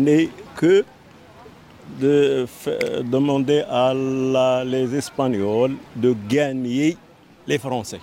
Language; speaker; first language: French; non-native, learner; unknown